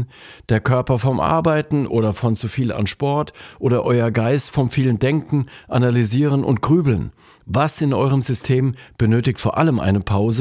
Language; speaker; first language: German; native; German